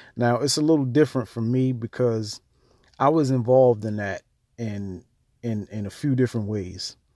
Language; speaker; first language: English; native; English